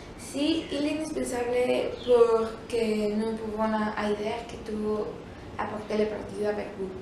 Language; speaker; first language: French; non-native, learner; Spanish